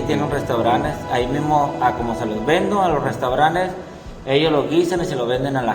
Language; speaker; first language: Spanish; native; Spanish